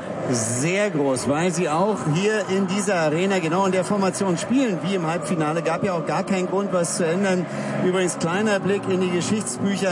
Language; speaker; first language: German; native; German